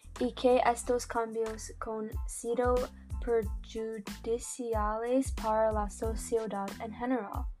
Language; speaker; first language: Spanish; non-native, learner; English